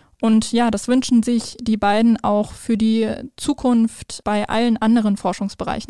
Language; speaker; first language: German; native; German